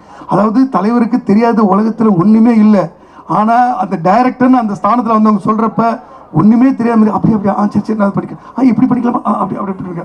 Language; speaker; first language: Tamil; native; Tamil